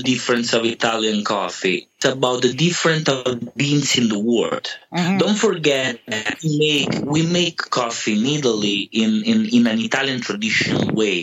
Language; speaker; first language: English; non-native, fluent; Italian